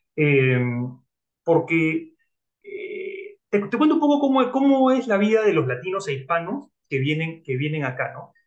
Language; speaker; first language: Spanish; native; Spanish